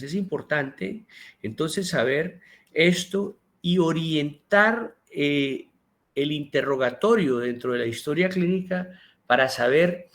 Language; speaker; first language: Spanish; native; Spanish